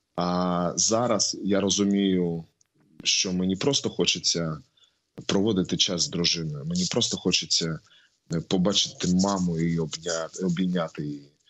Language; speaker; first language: Ukrainian; non-native, local second language; Russian